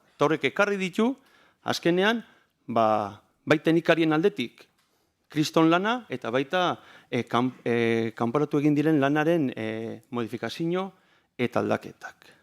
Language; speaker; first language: Basque; native; Basque